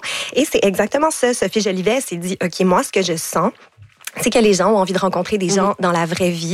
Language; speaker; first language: French; native; French